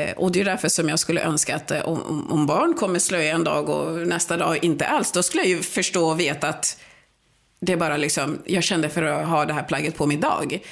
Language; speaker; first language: Swedish; early bilingual, other home language; Swahili